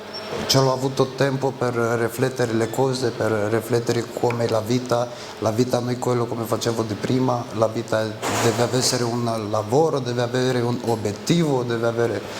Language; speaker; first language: Italian; non-native, fluent; Romanian